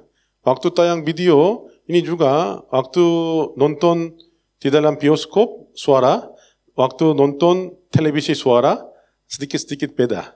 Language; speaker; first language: Indonesian; non-native, learner; Korean